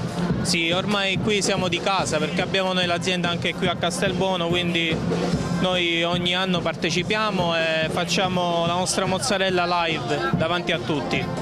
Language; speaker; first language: Italian; native; Italian